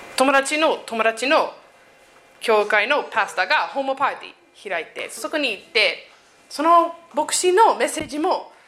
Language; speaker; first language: Japanese; non-native, fluent; English